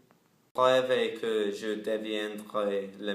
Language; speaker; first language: French; non-native, learner; English